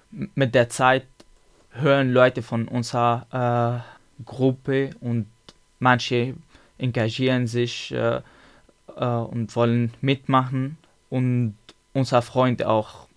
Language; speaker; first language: German; non-native, learner; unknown